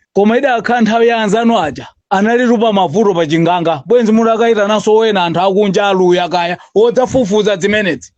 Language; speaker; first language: Nyanja; native; Nyanja